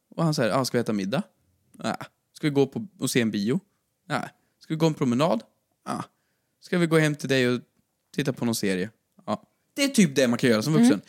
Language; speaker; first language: Swedish; native; Swedish